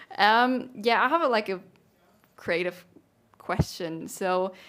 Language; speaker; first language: English; non-native, fluent; German